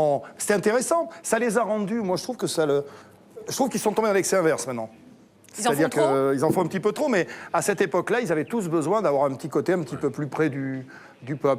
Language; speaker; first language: French; native; French